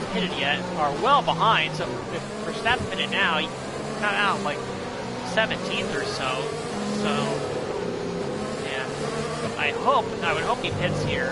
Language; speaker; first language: English; native; English